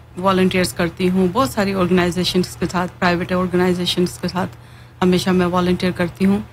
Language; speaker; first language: Urdu; native; Urdu